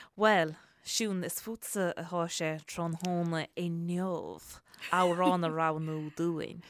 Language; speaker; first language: Irish; native; Irish